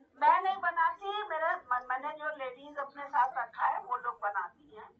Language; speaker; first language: Hindi; non-native, local second language; Bangla